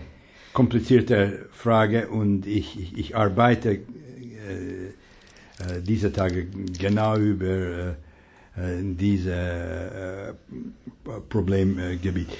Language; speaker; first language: German; non-native, fluent; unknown